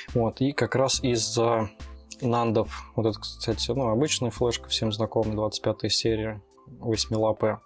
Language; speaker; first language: Russian; native; Russian